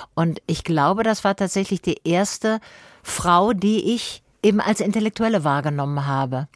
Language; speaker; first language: German; native; German